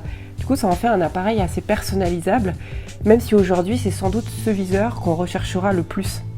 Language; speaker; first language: French; native; French